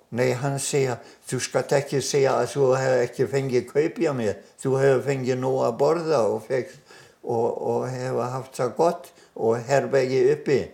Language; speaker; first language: Icelandic; non-native, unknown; German